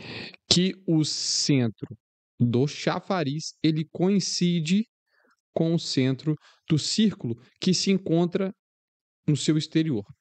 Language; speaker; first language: Portuguese; native; Portuguese